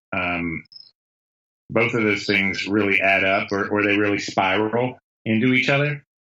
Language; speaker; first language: English; native; English